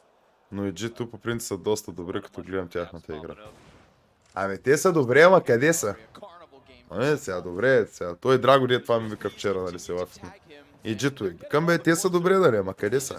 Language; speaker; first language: Bulgarian; native; Bulgarian